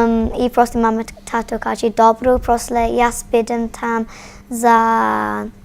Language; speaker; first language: Macedonian; early bilingual, heritage; Macedonian